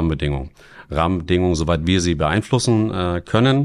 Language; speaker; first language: German; native; German